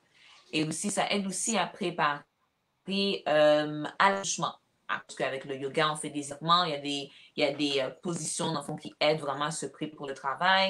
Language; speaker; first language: French; native; French